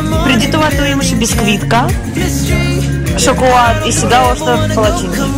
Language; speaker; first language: Bulgarian; non-native, fluent; Russian